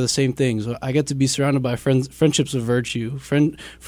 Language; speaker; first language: English; native; English